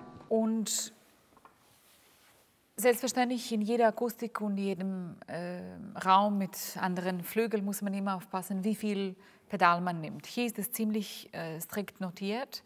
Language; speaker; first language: German; non-native, fluent; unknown